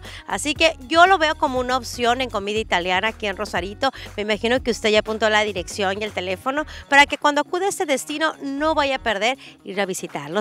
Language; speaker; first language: Spanish; native; Spanish